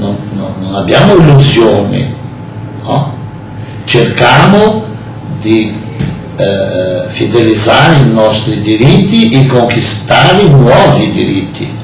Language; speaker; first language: Italian; non-native, fluent; Portuguese